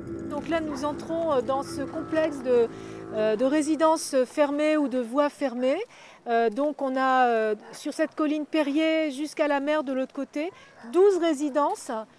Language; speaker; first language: French; native; French